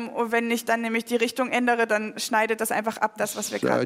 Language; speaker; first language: German; native; German